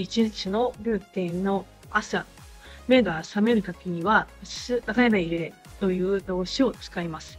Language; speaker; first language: Japanese; native; Japanese